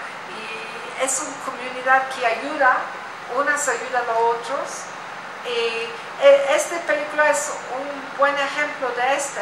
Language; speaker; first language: Spanish; non-native, learner; English